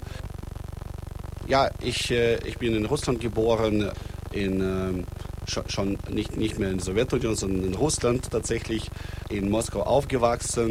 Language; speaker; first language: German; non-native, fluent; Russian